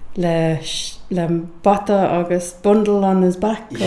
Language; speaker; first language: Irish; non-native, learner; English